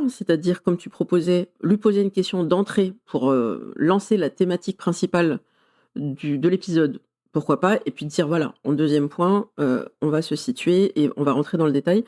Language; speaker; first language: French; native; French